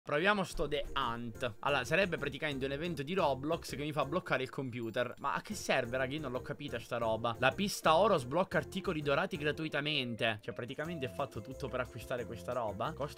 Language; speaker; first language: Italian; native; Italian